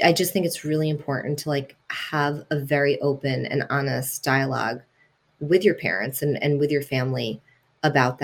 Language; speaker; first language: English; early bilingual, other home language; Italian